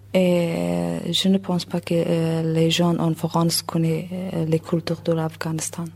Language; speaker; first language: French; non-native, learner; Persian